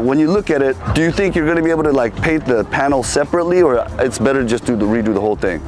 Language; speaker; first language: English; early bilingual, other home language; Korean